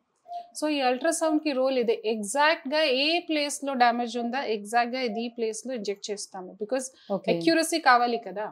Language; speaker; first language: Telugu; non-native, fluent; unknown